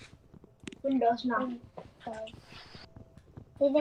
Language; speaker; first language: Welsh; non-native, local second language; English